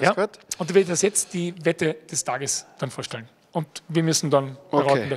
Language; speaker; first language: German; native; German